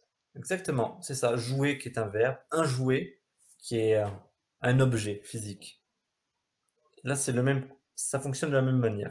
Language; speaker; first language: French; native; French